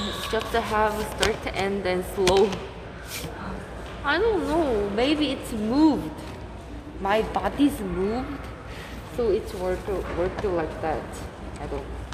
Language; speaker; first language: English; non-native, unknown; Korean